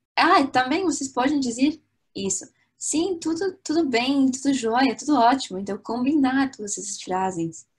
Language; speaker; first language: Portuguese; non-native, fluent; English